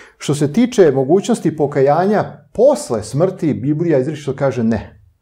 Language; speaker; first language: Serbian; native; Serbian